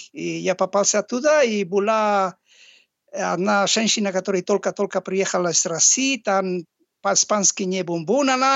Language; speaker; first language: Russian; non-native, learner; Basque